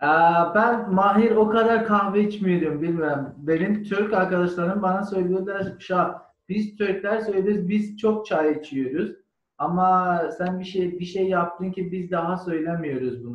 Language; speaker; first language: Turkish; non-native, learner; German